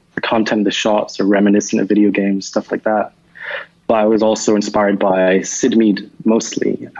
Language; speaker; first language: English; native; English